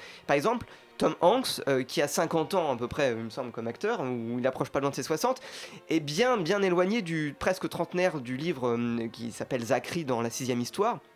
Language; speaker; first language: French; native; French